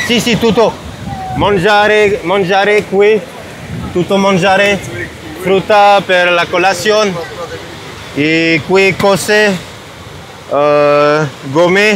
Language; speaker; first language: Italian; non-native, learner; French